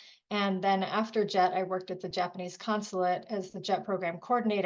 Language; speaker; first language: English; native; English